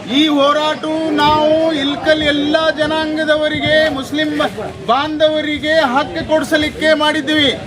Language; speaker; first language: Kannada; non-native, local second language; Urdu